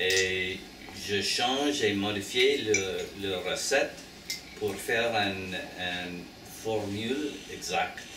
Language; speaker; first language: French; non-native, learner; English